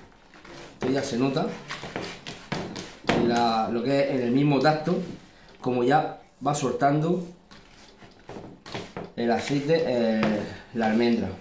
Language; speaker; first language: Spanish; native; Spanish